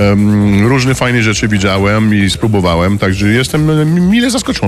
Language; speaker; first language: Polish; non-native, fluent; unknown